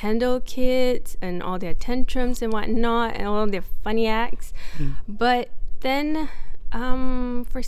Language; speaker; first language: English; non-native, local second language; Malay